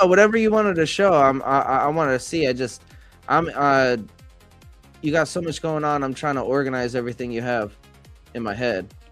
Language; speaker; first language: English; native; English